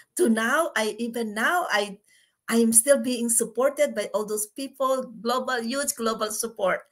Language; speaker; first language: English; non-native, local second language; Filipino